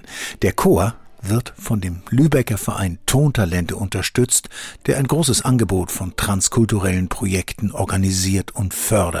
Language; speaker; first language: German; native; German